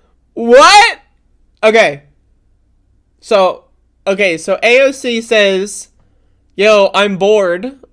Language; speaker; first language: English; native; English